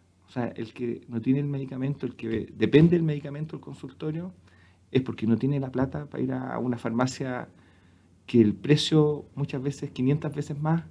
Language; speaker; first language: Spanish; native; Spanish